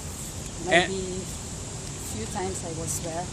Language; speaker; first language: English; non-native, learner; Russian